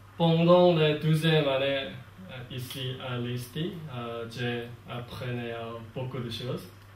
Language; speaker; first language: French; non-native, learner; Korean